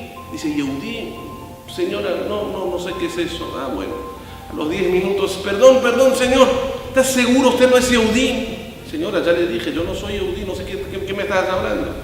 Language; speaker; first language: Spanish; native; Spanish